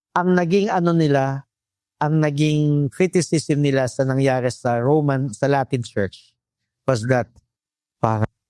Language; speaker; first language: Filipino; native; Filipino